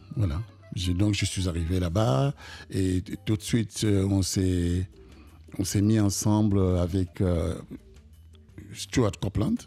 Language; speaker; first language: French; non-native, local second language; Kongo